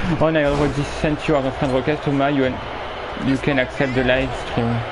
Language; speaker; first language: English; non-native, fluent; French